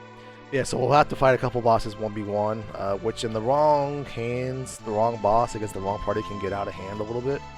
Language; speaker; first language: English; native; English